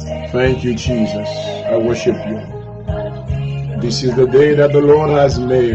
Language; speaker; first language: English; non-native, fluent; Haitian Creole